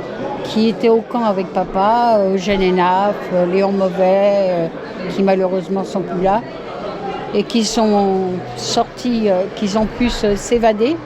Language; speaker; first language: French; native; French